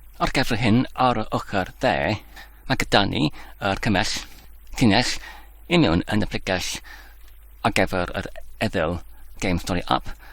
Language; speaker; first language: Welsh; non-native, learner; Dutch